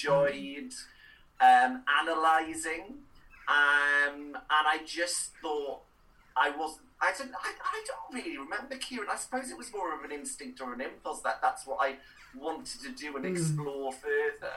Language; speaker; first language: English; non-native, local second language; Welsh